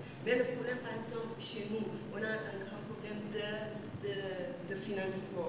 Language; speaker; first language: French; non-native, fluent; Portuguese